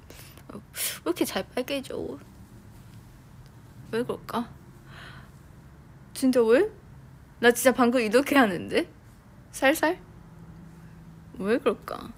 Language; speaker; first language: Korean; non-native, fluent; Chinese